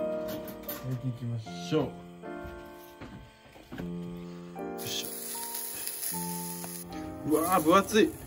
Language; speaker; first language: Japanese; native; Japanese